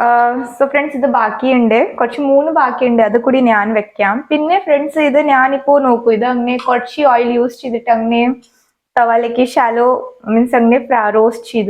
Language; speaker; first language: Malayalam; non-native, local second language; Hindi